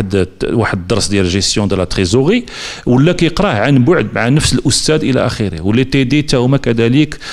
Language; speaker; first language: Arabic; native; Arabic